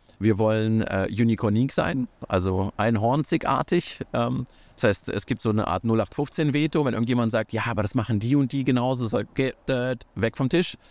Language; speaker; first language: German; early bilingual, other home language; Russian